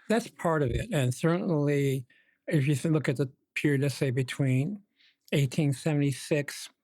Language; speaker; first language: English; native; English